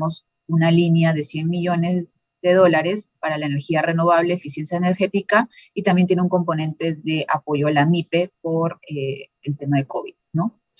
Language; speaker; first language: Spanish; native; Spanish